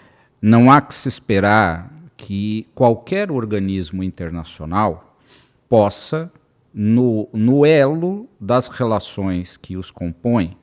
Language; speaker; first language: Portuguese; native; Portuguese